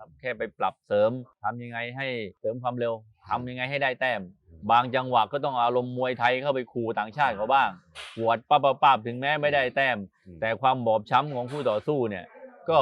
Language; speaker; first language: Thai; native; Thai